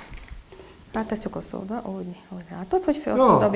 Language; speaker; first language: Hungarian; native; Hungarian